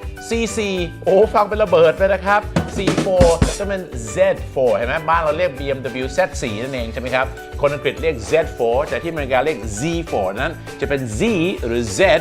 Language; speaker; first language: Thai; early bilingual, heritage; Thai